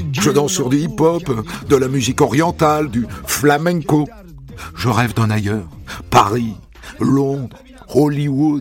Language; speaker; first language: French; native; French